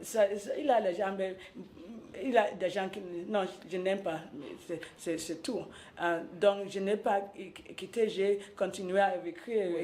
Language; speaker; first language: French; non-native, local second language; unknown